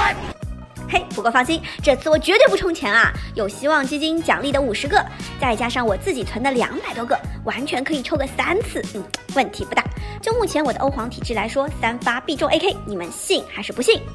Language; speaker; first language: Chinese; native; Chinese